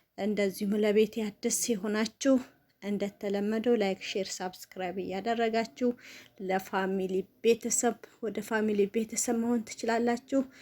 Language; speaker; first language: Amharic; native; Amharic